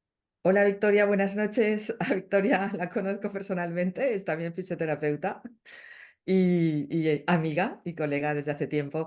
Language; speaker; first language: Spanish; native; Spanish